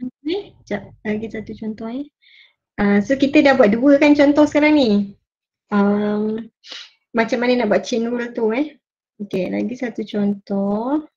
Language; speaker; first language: Malay; native; Malay